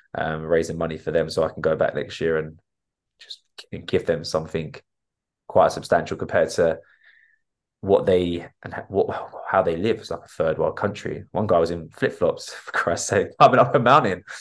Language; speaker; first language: English; native; English